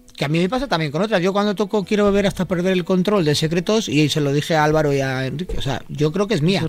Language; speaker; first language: Spanish; native; Spanish